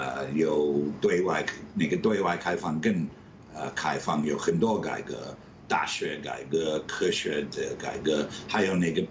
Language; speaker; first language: Chinese; non-native, fluent; English